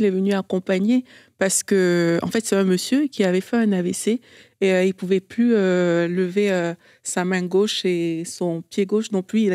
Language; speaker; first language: French; native; French